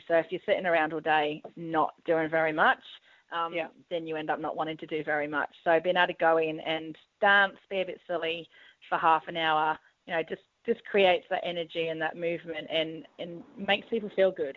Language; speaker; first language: English; native; English